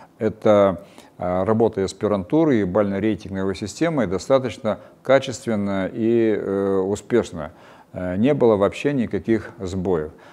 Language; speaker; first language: Russian; native; Russian